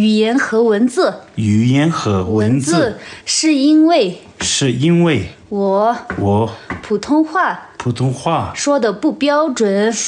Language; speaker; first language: Chinese; non-native, local second language; Tibetan